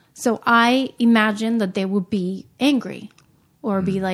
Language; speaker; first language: English; non-native, fluent; Japanese